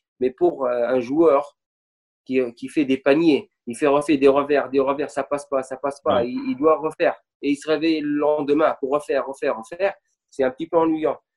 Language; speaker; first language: French; non-native, local second language; Arabic